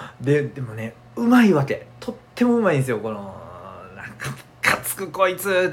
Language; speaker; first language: Japanese; native; Japanese